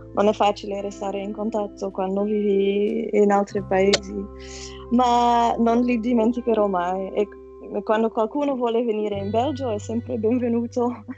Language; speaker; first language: Italian; non-native, fluent; Dutch